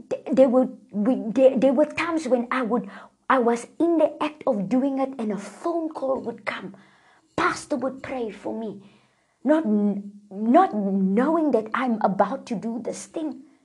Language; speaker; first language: English; non-native, local second language; Afrikaans